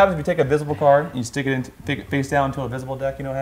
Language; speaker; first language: English; native; English